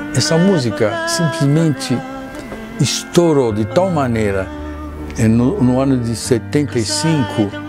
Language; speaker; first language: Portuguese; non-native, fluent; Italian